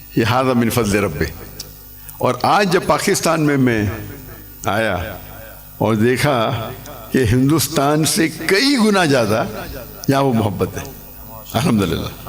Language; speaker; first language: Urdu; non-native, local second language; English